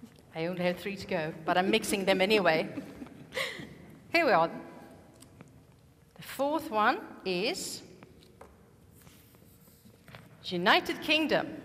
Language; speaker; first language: English; non-native, fluent; Swedish